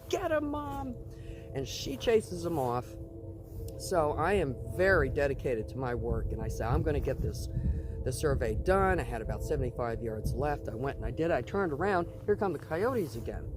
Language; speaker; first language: English; native; English